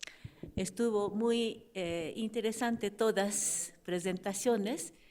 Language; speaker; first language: Spanish; non-native, fluent; Japanese